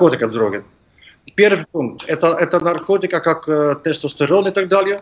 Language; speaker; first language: Russian; non-native, learner; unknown